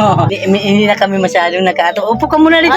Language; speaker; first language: Filipino; non-native, local second language; Cebuano